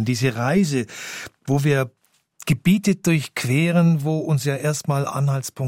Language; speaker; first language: German; native; German